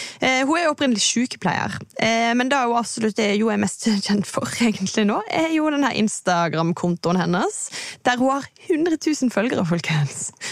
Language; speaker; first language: Norwegian; native; Norwegian